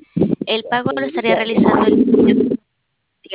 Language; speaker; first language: Spanish; native; Spanish